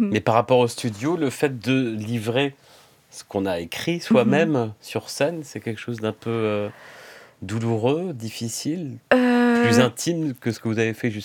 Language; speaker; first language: French; native; French